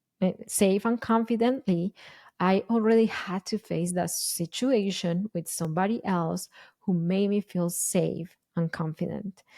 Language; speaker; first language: English; non-native, fluent; Spanish